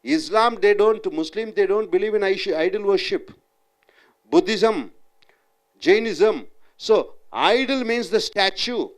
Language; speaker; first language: English; non-native, local second language; Tamil